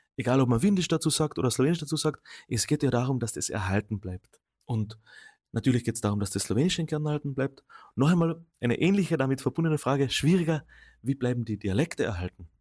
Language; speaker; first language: German; non-native, local second language; Slovenian